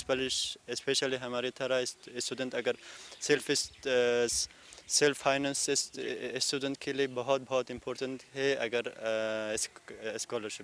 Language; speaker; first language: Hindi; non-native, learner; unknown